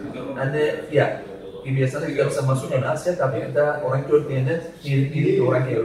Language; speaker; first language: Indonesian; non-native, learner; Turkish